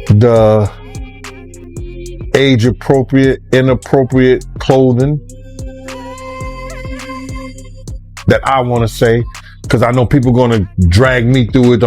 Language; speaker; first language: English; native; English